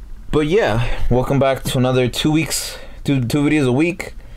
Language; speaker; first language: English; early bilingual, other home language; Spanish